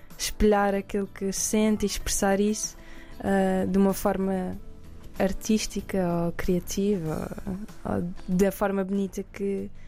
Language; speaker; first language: Portuguese; native; Portuguese